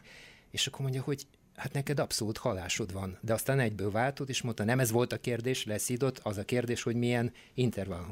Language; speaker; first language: Hungarian; non-native, fluent; Bulgarian